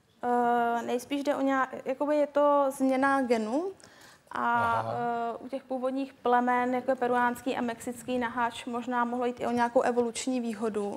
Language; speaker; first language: Czech; native; Czech